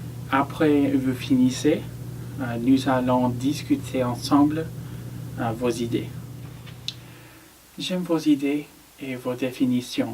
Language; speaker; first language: French; non-native, learner; English